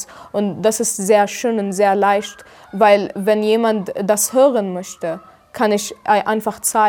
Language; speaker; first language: German; non-native, fluent; Arabic